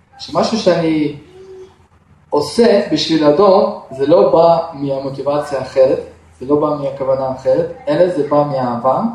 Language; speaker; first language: Hebrew; non-native, fluent; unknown